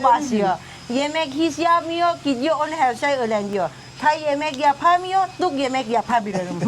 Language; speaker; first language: Turkish; non-native, learner; Thai